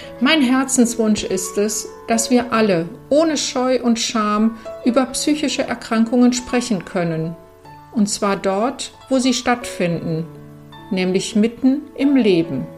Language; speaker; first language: German; native; German